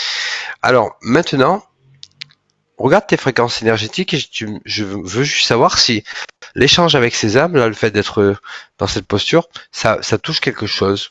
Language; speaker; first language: French; native; French